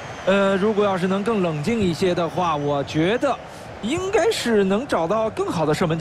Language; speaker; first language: Chinese; native; Chinese